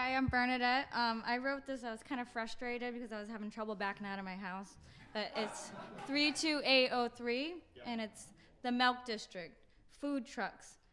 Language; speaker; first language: English; native; English